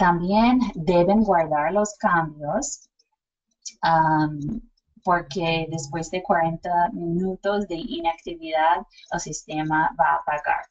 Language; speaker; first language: Spanish; non-native, fluent; English